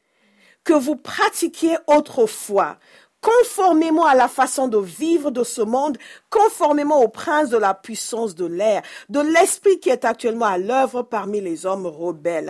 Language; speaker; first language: French; non-native, fluent; English